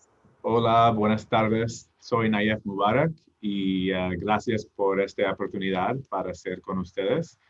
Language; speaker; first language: Spanish; non-native, learner; English